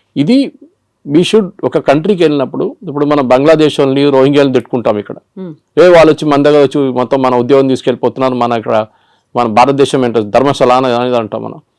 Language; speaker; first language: Telugu; non-native, local second language; Malayalam